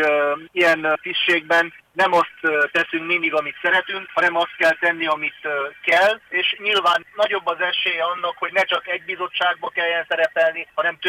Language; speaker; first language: Hungarian; native; Hungarian